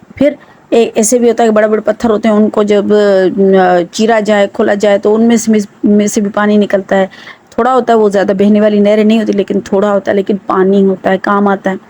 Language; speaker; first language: Urdu; non-native, local second language; Sindhi